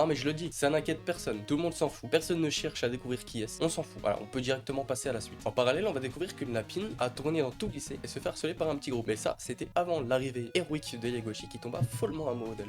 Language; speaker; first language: French; native; French